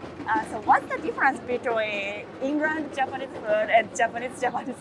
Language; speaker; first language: English; non-native, learner; Japanese